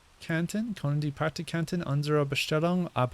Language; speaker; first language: German; non-native, learner; English